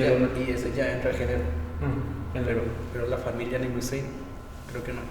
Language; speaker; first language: Spanish; non-native, local second language; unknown